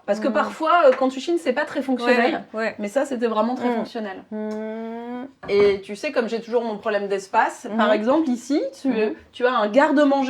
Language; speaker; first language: French; native; French